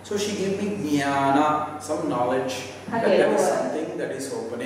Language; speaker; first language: English; non-native, local second language; Tamil